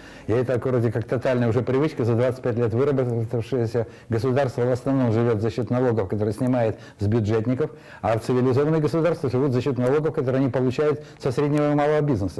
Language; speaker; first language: Russian; native; Russian